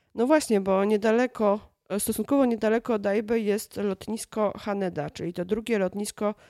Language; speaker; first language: Polish; native; Polish